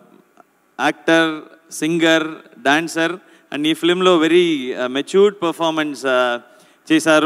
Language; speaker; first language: Telugu; non-native, learner; Tamil